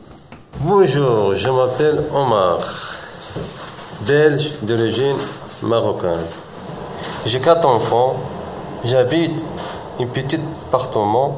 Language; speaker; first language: French; non-native, learner; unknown